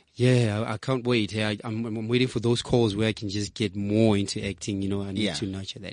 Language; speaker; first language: English; non-native, local second language; Southern Sotho